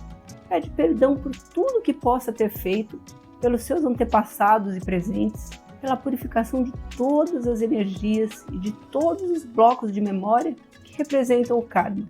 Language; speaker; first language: Portuguese; native; Portuguese